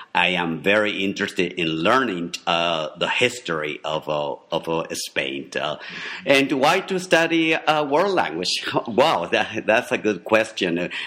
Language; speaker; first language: English; non-native, fluent; Spanish